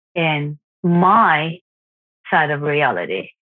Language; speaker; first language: English; non-native, fluent; Japanese